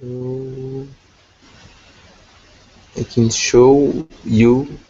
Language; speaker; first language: English; non-native, learner; Portuguese